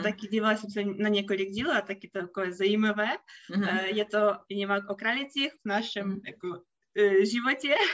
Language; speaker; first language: Czech; non-native, learner; Russian